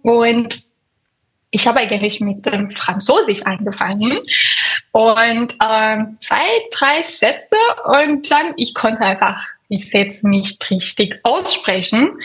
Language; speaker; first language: German; non-native, fluent; Persian